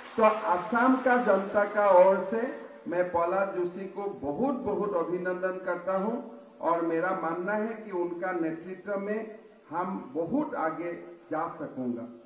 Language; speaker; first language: Hindi; non-native, local second language; Assamese